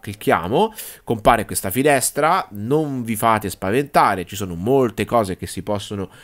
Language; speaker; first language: Italian; native; Italian